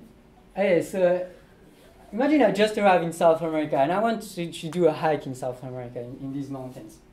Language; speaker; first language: English; non-native, fluent; French